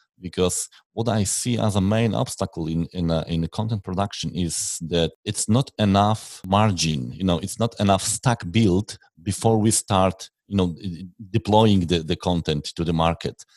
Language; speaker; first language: English; non-native, fluent; Polish